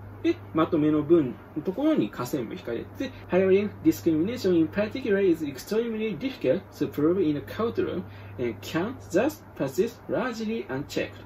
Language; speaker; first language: English; non-native, fluent; Japanese